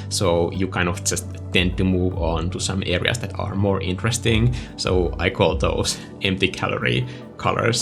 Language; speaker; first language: English; non-native, fluent; Finnish